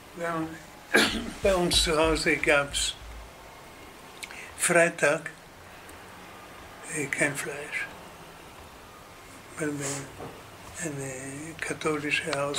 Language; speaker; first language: German; native; German